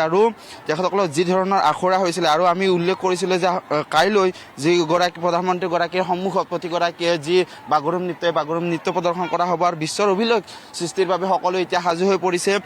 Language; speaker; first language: Assamese; native; Assamese